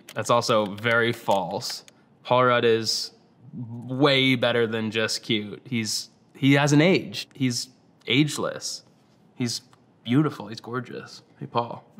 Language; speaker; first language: English; native; English